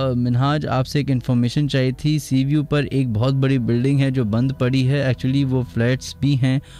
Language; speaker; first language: Urdu; native; Urdu